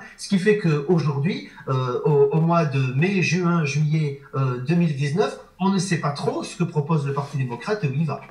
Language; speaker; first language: French; native; French